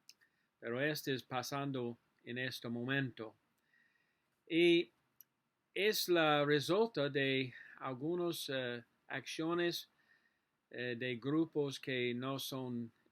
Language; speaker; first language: Spanish; non-native, learner; English